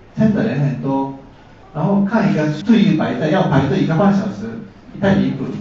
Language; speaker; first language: Chinese; non-native, fluent; Japanese